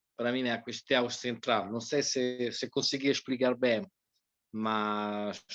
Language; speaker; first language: Portuguese; non-native, fluent; Italian